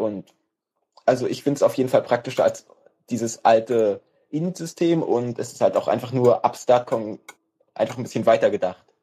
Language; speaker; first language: German; native; German